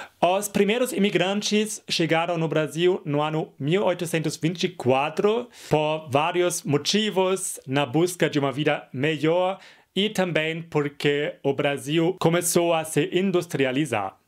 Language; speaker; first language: Portuguese; non-native, fluent; German